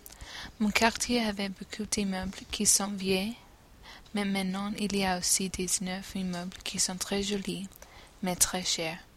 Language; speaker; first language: French; non-native, learner; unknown